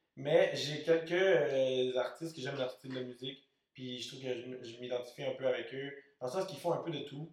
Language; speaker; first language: French; early bilingual, other home language; Spanish